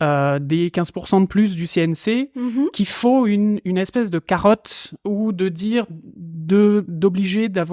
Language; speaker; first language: French; native; French